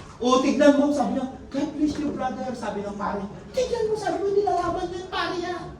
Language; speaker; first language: Filipino; non-native, local second language; Iloko